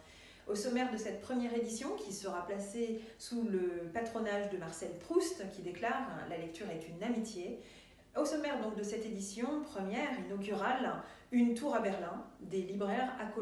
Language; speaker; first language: French; native; French